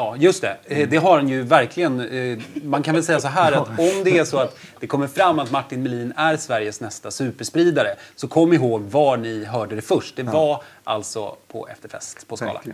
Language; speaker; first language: Swedish; native; Swedish